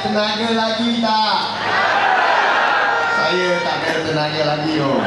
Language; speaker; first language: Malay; non-native, local second language; Chinese